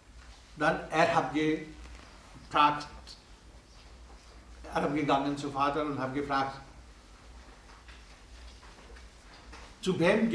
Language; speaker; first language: German; non-native, learner; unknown